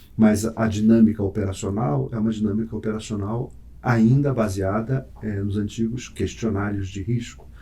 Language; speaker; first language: Portuguese; native; Portuguese